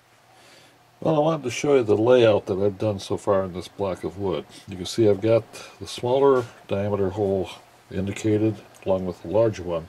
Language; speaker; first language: English; native; English